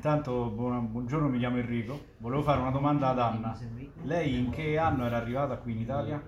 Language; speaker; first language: Italian; native; Italian